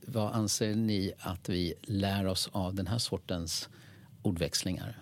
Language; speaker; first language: Swedish; native; Swedish